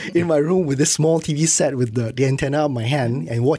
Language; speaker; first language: English; non-native, local second language; Malay